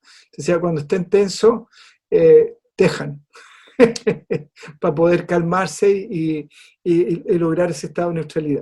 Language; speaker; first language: Spanish; native; Spanish